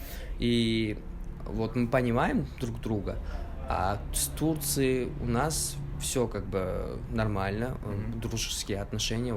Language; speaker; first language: Russian; non-native, local second language; Uzbek